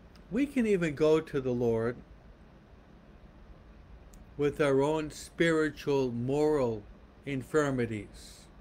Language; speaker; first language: English; native; English